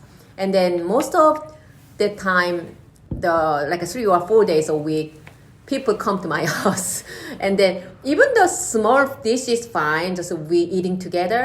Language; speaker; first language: English; non-native, learner; Korean